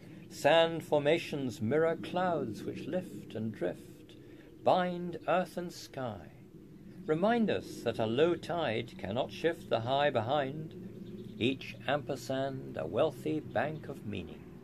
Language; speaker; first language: English; native; English